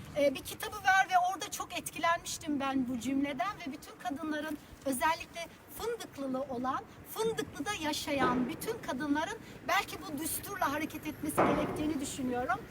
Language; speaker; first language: Turkish; native; Turkish